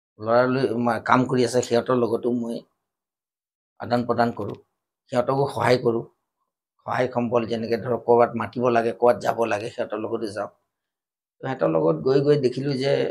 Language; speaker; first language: Assamese; native; Assamese